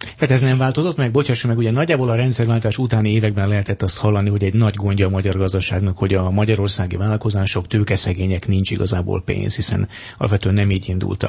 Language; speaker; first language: Hungarian; native; Hungarian